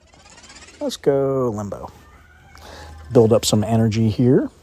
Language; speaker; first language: English; native; English